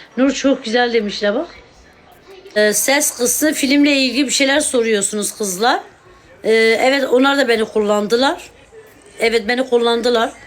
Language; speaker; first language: Turkish; non-native, local second language; Kurdish